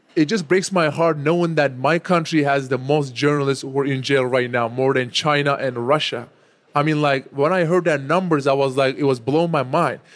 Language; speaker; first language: English; non-native, fluent; Turkish